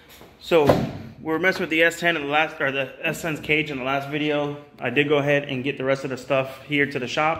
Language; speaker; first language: English; native; English